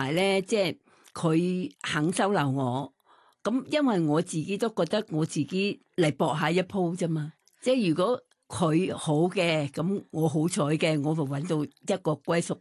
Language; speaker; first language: Cantonese; non-native, fluent; Thai